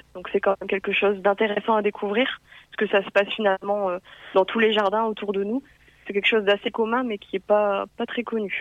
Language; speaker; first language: French; native; French